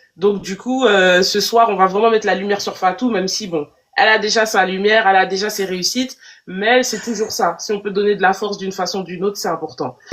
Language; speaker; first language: French; native; French